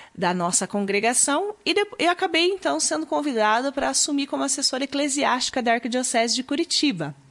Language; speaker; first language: Portuguese; native; Portuguese